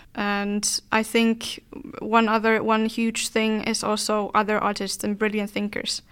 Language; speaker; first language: English; non-native, fluent; Finnish